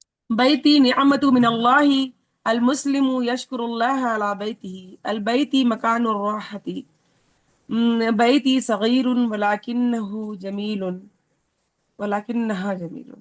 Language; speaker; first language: Arabic; non-native, learner; Urdu